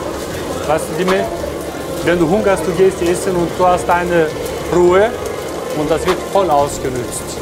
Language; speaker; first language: German; non-native, fluent; Turkish